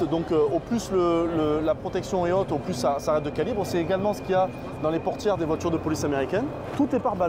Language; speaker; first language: French; native; French